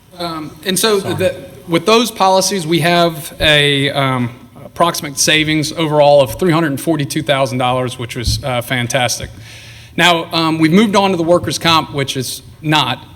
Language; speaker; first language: English; native; English